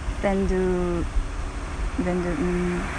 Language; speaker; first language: German; non-native, learner; Japanese